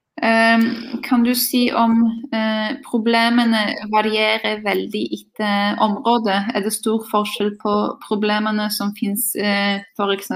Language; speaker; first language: Norwegian; non-native, fluent; Polish